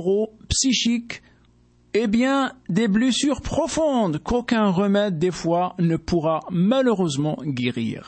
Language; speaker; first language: French; native; French